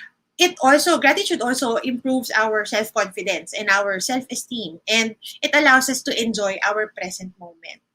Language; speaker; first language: English; non-native, local second language; Filipino